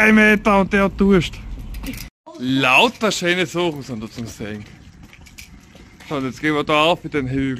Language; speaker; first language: German; native; German